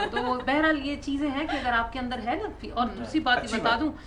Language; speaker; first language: Urdu; native; Urdu